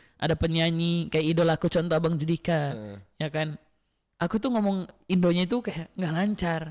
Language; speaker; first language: Indonesian; non-native, local second language; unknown